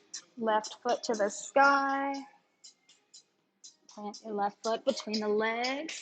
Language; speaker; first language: English; native; English